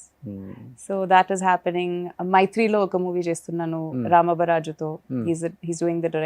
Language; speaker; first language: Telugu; non-native, learner; Malayalam